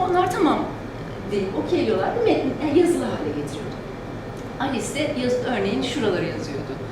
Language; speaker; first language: Turkish; native; Turkish